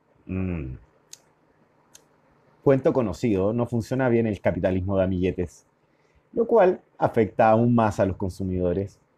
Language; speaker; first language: Spanish; native; Spanish